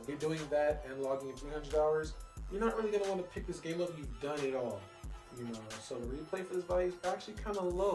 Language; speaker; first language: English; native; English